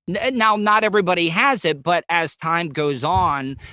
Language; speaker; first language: English; native; English